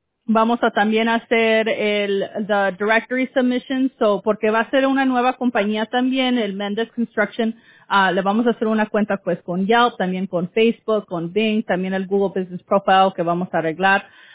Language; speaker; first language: Spanish; early bilingual, heritage; Spanish